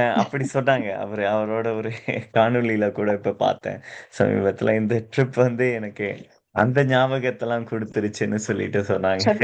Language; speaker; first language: Tamil; native; Tamil